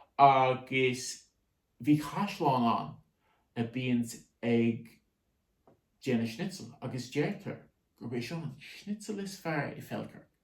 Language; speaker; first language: Irish; native; Irish